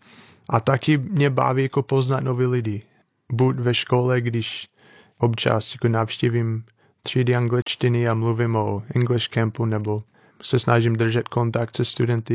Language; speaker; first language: Czech; non-native, fluent; English